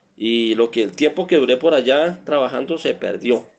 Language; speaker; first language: Spanish; native; Spanish